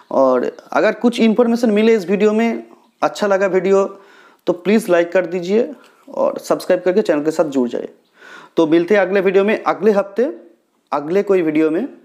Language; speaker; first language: Hindi; non-native, local second language; Bangla